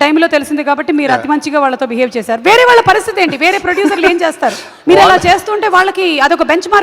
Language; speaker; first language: Telugu; native; Telugu